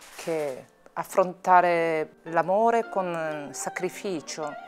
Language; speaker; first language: Italian; non-native, fluent; Korean